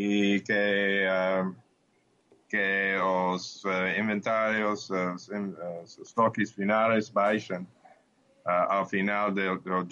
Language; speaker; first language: Portuguese; non-native, learner; Spanish